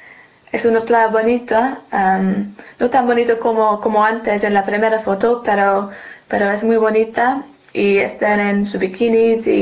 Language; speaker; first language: Spanish; non-native, learner; English